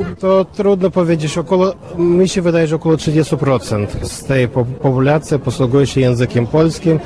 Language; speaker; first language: Polish; early bilingual, heritage; Russian